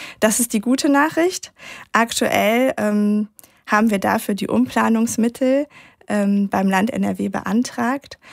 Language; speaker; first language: German; native; German